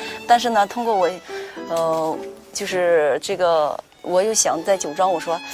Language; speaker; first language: Chinese; native; Chinese